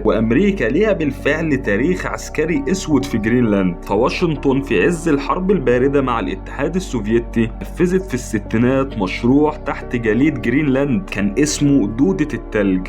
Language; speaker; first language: Arabic; native; Arabic